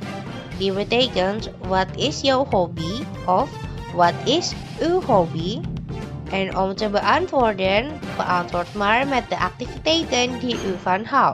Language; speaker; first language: Dutch; non-native, fluent; Indonesian